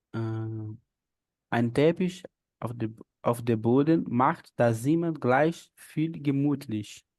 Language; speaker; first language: German; non-native, learner; Portuguese